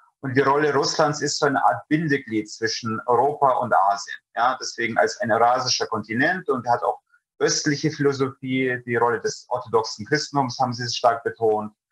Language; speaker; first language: German; early bilingual, other home language; Russian